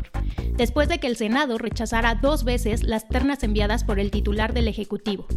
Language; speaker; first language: Spanish; native; Spanish